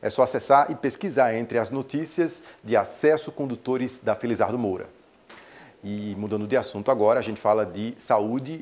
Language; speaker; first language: Portuguese; native; Portuguese